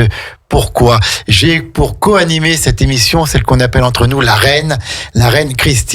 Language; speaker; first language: French; native; French